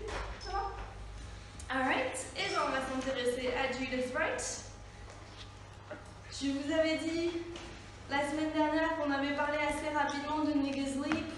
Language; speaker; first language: French; native; French